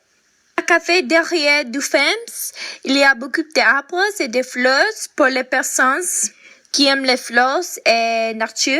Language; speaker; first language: French; non-native, learner; English